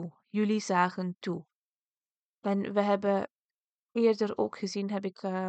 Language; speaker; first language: Dutch; early bilingual, other home language; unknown